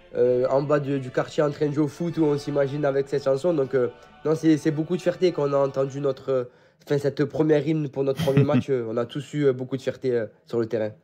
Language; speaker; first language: French; native; French